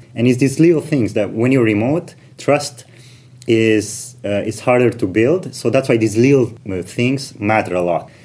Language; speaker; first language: English; non-native, fluent; Romanian